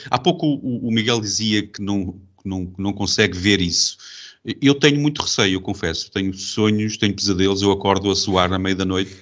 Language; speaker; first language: Portuguese; native; Portuguese